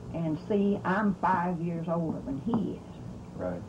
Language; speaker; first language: English; native; English